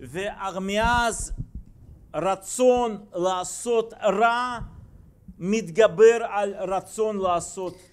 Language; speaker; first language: Hebrew; non-native, fluent; Russian